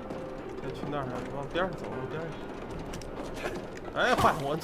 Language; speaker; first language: Chinese; native; Chinese